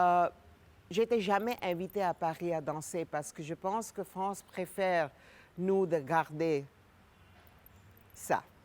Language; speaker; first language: French; non-native, fluent; Gujarati